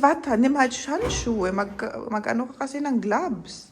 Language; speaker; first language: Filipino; non-native, fluent; German